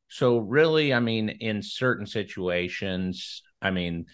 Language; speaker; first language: English; native; English